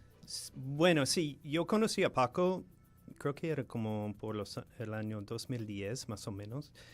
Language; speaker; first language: Spanish; non-native, fluent; English